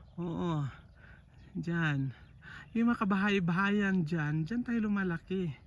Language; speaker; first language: Filipino; non-native, local second language; Cebuano